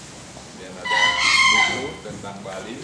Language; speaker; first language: Indonesian; non-native, local second language; Balinese